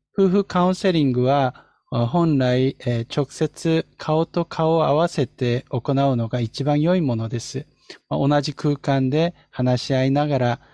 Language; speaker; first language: Japanese; non-native, fluent; Korean